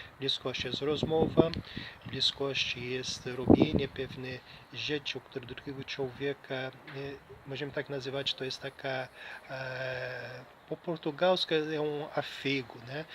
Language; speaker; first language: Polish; non-native, learner; Portuguese